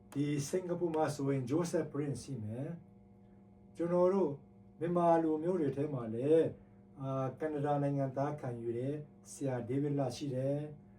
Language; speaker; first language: Burmese; non-native, local second language; Tedim Chin